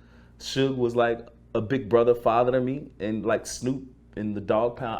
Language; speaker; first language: English; native; English